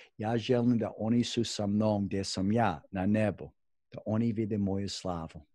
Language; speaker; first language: Croatian; non-native, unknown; English